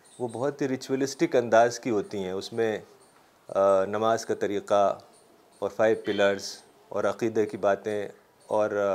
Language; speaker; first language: Urdu; native; Urdu